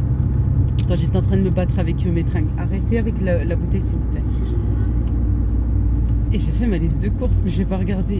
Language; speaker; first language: French; native; French